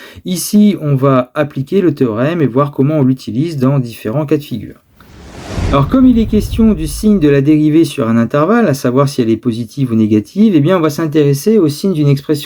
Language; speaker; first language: French; native; French